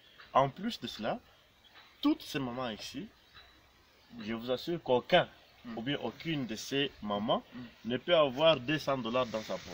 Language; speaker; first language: French; non-native, local second language; Swahili